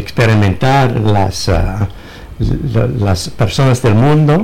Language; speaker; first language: Spanish; non-native, fluent; English